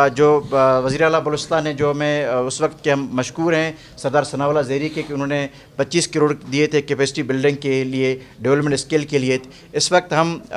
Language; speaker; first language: Urdu; non-native, local second language; Baluchi